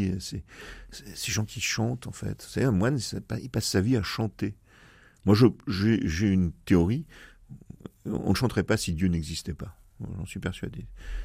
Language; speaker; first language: French; native; French